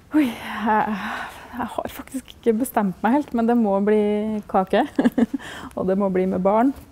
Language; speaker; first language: Norwegian; native; Norwegian